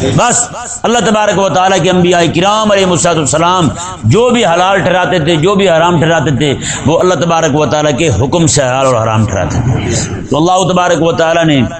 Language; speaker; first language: Urdu; non-native, local second language; Punjabi